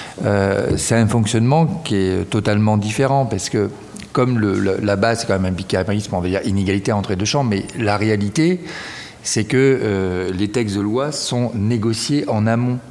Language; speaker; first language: French; native; French